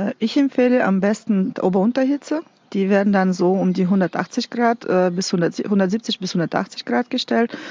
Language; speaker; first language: German; non-native, fluent; Russian